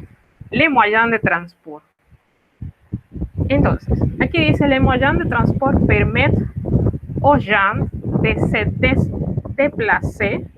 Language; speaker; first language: French; non-native, fluent; Spanish